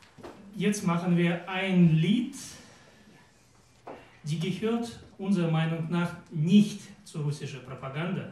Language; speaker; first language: German; non-native, learner; Russian